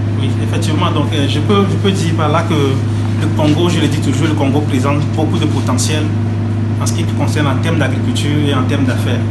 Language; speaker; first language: French; non-native, local second language; Ewe